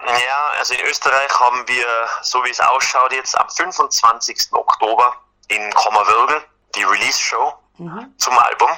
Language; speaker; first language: German; native; German